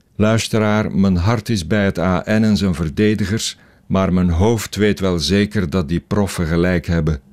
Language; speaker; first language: Dutch; native; Dutch